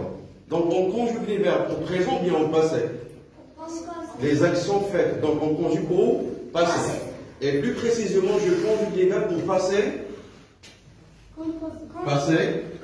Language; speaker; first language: French; non-native, local second language; Arabic